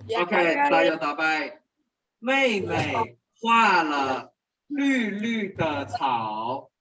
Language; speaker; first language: Chinese; non-native, fluent; Thai